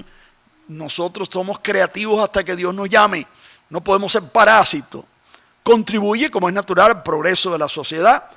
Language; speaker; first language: Spanish; native; Spanish